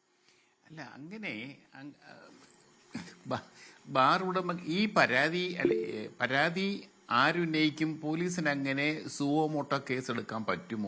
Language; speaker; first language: Malayalam; native; Malayalam